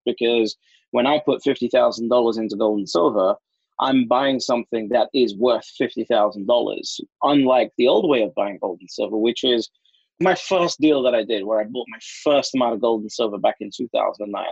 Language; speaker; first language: English; native; English